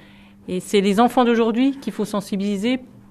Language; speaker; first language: French; native; French